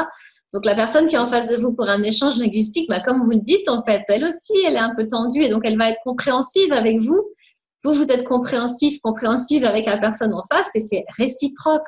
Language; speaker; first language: French; native; French